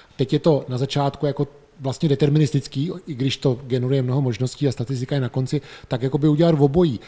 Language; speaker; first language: Czech; native; Czech